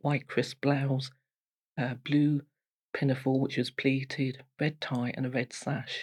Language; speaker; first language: English; native; English